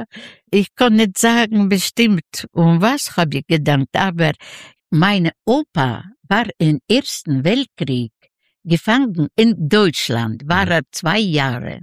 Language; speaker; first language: German; non-native, learner; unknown